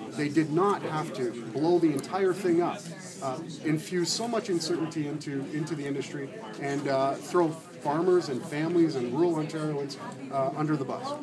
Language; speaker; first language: English; native; English